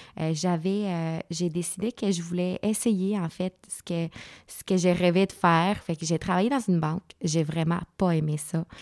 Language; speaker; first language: French; non-native, fluent; Spanish